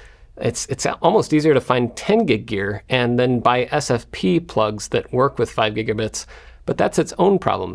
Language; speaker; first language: English; native; English